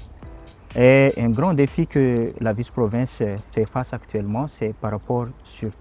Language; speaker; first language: French; non-native, local second language; Malagasy